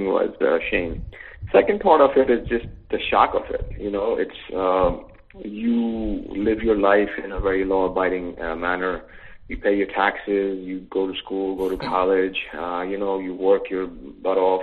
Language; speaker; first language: English; native; English